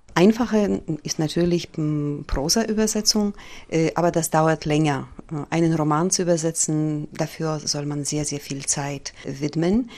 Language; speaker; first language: German; non-native, fluent; Polish